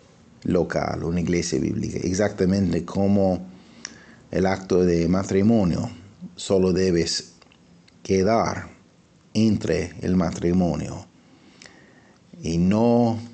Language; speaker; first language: Spanish; non-native, fluent; English